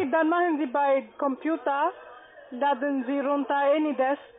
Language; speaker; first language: German; non-native, fluent; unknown